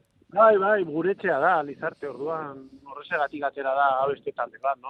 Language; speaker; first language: Basque; non-native, local second language; Spanish